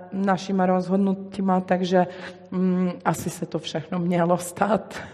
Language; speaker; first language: Czech; non-native, fluent; Serbian